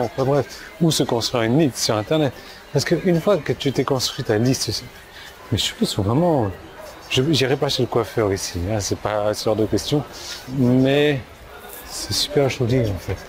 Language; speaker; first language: French; native; French